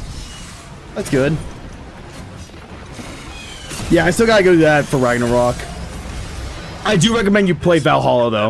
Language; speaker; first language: English; native; English